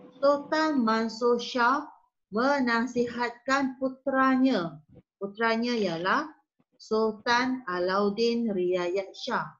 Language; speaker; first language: Malay; native; Malay